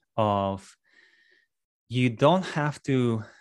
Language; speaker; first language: English; non-native, fluent; Russian